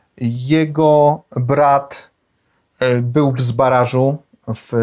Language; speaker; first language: Polish; native; Polish